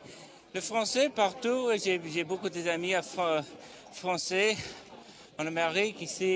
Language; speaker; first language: French; non-native, learner; English